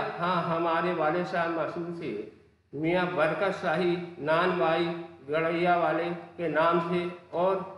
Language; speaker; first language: Hindi; native; Hindi